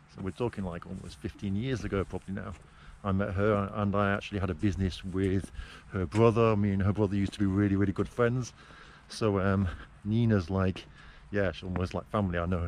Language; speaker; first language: English; native; English